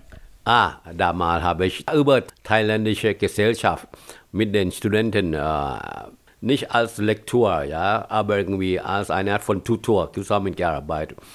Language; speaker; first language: German; non-native, fluent; Thai